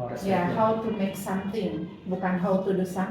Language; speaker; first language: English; non-native, fluent; Indonesian